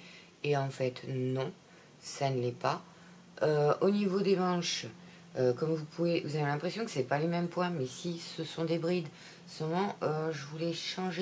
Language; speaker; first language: French; native; French